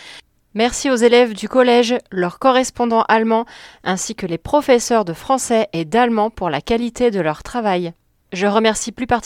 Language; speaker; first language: French; native; French